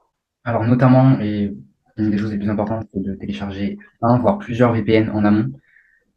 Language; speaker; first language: French; native; French